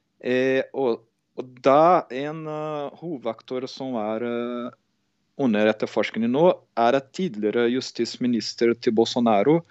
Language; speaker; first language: Norwegian; non-native, fluent; Portuguese